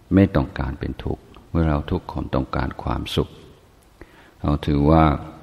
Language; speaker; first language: Thai; non-native, fluent; English